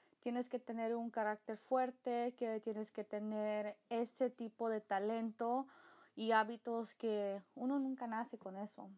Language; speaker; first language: Spanish; early bilingual, heritage; Spanish